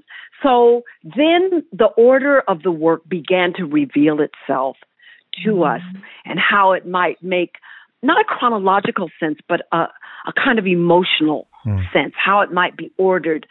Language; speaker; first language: English; native; English